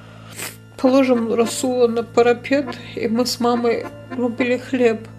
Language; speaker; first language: Polish; non-native, learner; Chechen